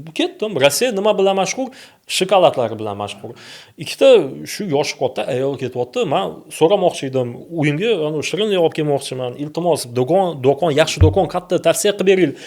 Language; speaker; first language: Uzbek; non-native, local second language; Russian